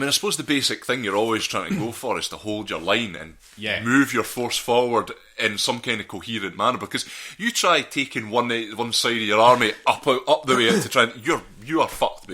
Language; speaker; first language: English; native; English